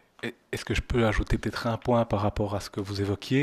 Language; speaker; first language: French; native; French